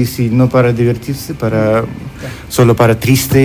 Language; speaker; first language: Spanish; non-native, learner; Russian